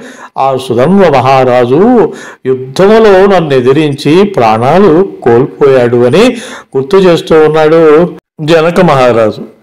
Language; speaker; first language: Telugu; native; Telugu